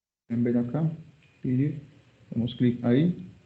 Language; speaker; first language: Spanish; native; Spanish